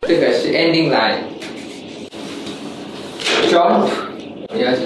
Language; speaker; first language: Chinese; non-native, learner; Thai